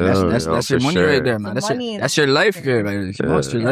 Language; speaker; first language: English; native; English